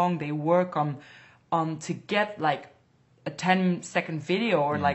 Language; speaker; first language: English; non-native, fluent; Dutch